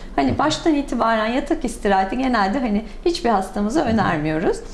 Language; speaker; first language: Turkish; native; Turkish